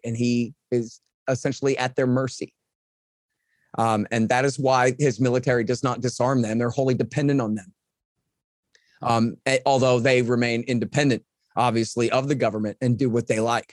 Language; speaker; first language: English; native; English